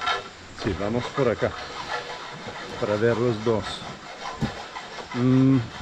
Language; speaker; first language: Spanish; non-native, fluent; English